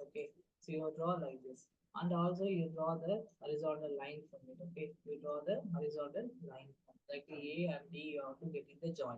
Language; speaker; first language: English; non-native, local second language; Tamil